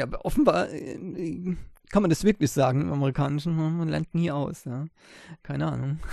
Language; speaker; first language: German; native; German